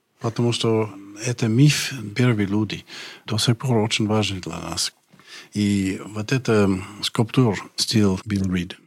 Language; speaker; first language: Russian; non-native, fluent; English